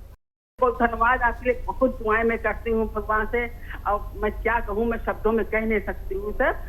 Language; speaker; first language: Hindi; native; Hindi